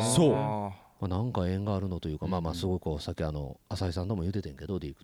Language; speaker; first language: Japanese; native; Japanese